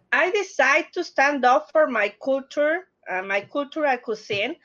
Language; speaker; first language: English; non-native, learner; Spanish